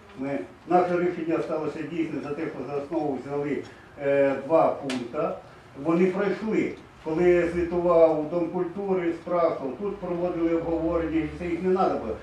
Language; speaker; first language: Ukrainian; native; Ukrainian